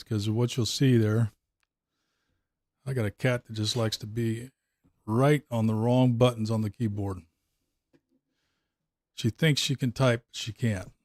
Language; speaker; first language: English; native; English